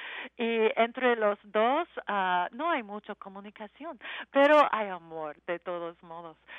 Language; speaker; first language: Spanish; non-native, learner; English